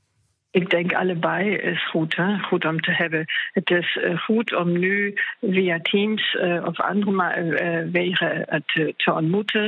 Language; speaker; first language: Dutch; non-native, fluent; German